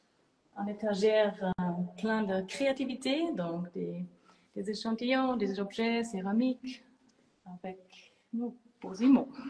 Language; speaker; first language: French; non-native, fluent; German